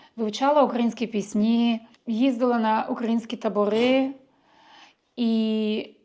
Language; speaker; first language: Ukrainian; early bilingual, heritage; Ukrainian